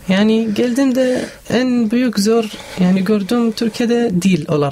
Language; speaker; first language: Turkish; non-native, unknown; Arabic